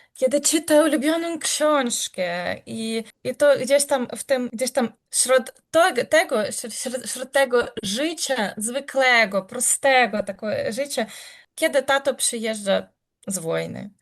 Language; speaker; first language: Polish; non-native, learner; Ukrainian